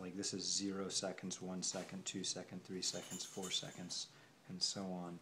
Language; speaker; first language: English; native; English